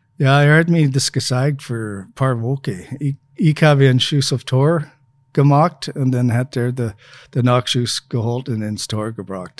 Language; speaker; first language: German; non-native, fluent; English